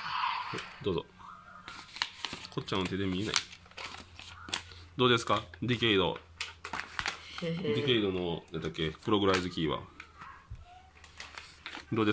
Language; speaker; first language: Japanese; native; Japanese